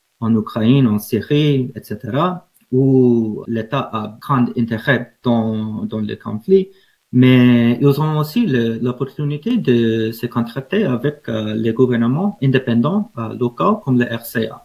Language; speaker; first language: French; non-native, learner; English